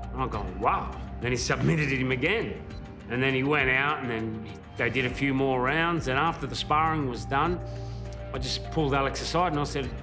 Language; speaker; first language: English; native; English